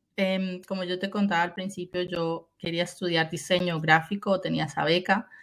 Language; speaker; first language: Spanish; native; Spanish